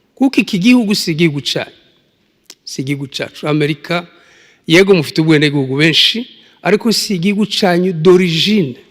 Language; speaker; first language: Kinyarwanda; native; Kinyarwanda